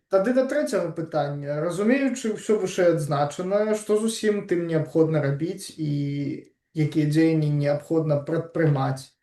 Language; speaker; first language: Belarusian; non-native, local second language; Russian